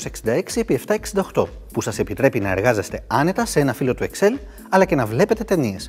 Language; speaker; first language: Greek; native; Greek